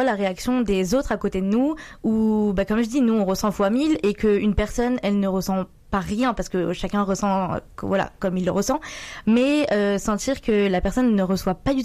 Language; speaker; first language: French; native; French